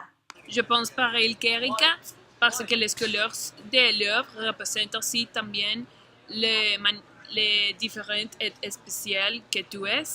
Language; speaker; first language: French; non-native, learner; Spanish